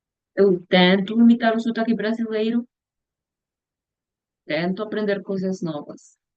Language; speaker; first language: Portuguese; non-native, learner; Spanish